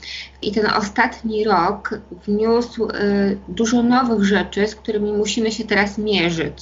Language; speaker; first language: Polish; native; Polish